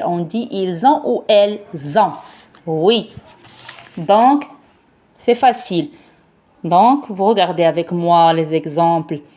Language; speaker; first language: French; non-native, local second language; Arabic